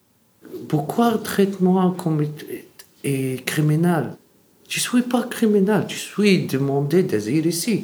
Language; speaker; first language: French; non-native, learner; Arabic